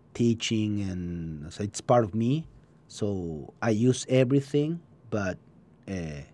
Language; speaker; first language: English; non-native, learner; Spanish